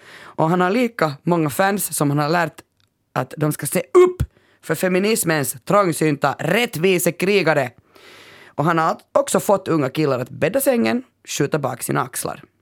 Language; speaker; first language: Swedish; native; Swedish